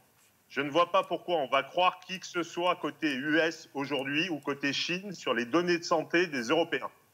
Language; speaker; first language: French; native; French